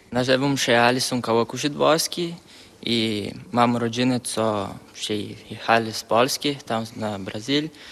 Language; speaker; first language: Polish; early bilingual, heritage; Polish